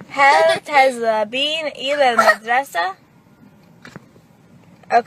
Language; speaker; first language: Arabic; non-native, learner; English